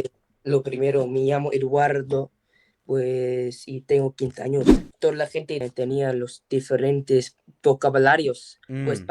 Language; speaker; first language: Spanish; non-native, learner; English